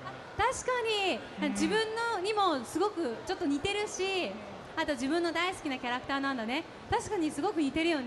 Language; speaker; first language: Japanese; native; Japanese